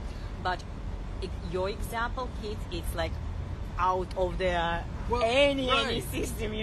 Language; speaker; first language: English; non-native, learner; Russian